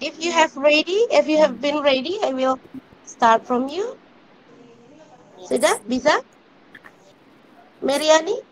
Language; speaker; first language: English; non-native, learner; Indonesian